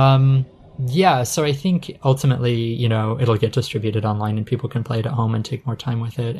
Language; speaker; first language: English; native; English